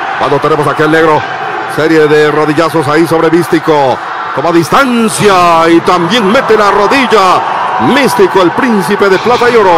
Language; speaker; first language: Spanish; native; Spanish